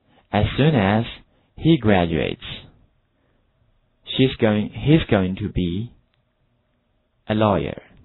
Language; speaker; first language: English; non-native, fluent; Chinese